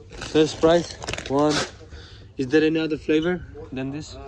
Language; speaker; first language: English; non-native, learner; Turkish